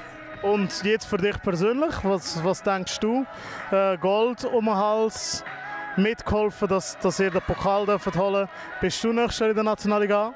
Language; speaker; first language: German; native; German